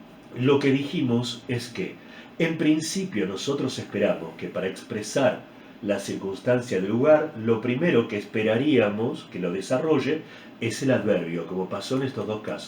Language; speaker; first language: Spanish; native; Spanish